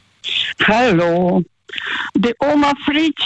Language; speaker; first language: German; early bilingual, other home language; Russian